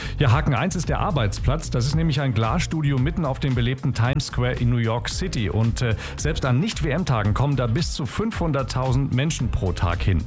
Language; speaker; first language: German; native; German